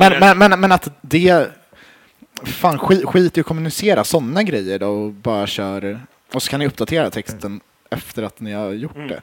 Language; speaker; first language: Swedish; native; Swedish